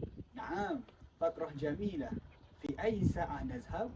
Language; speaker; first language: Arabic; non-native, learner; Malay